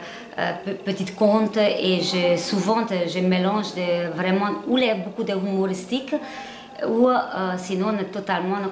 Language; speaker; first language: French; non-native, learner; Hungarian